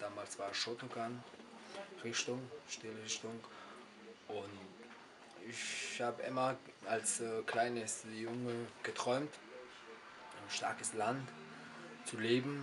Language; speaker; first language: German; non-native, fluent; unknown